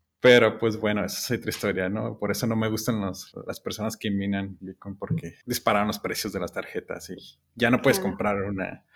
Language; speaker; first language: Spanish; native; Spanish